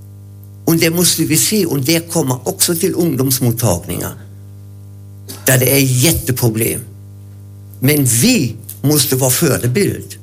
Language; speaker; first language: Swedish; non-native, fluent; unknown